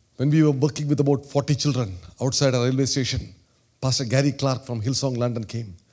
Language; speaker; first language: English; non-native, local second language; Malayalam